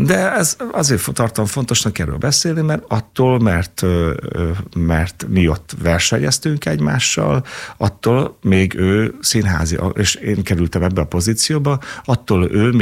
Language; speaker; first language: Hungarian; native; Hungarian